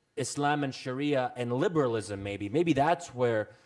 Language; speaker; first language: English; native; English